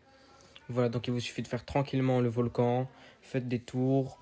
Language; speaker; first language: French; native; French